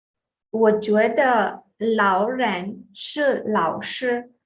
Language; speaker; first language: Chinese; non-native, fluent; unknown